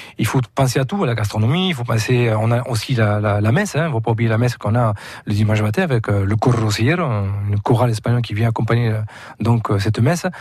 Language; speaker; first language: French; non-native, fluent; Spanish